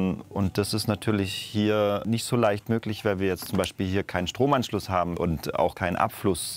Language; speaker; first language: German; native; German